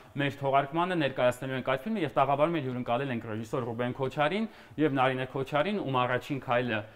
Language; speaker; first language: Armenian; native; Armenian